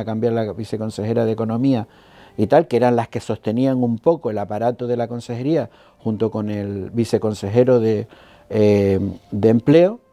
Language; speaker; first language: Spanish; native; Spanish